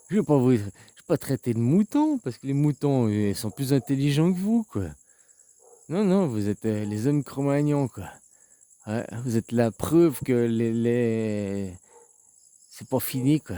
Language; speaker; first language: French; native; French